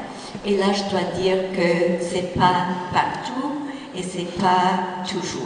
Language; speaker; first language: French; non-native, fluent; English